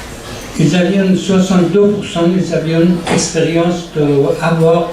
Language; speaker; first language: French; non-native, learner; Persian